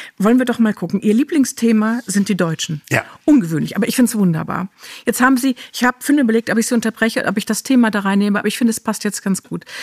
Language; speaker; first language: German; native; German